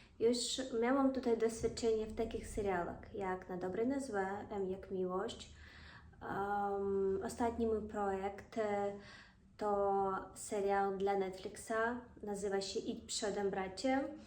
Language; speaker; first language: Polish; non-native, fluent; Ukrainian